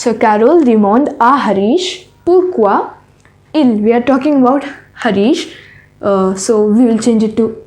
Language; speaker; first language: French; non-native, fluent; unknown